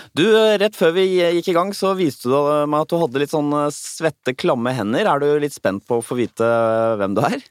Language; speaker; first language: Norwegian; native; Norwegian